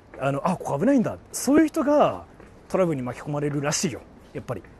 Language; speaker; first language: Japanese; native; Japanese